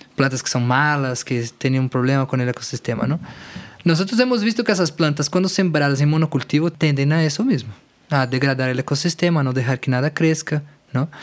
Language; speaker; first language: Spanish; non-native, fluent; Portuguese